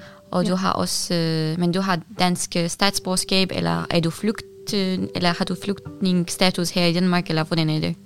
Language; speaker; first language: Danish; non-native, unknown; Arabic